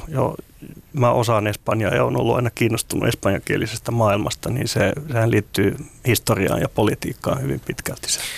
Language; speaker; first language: Finnish; non-native, local second language; Swedish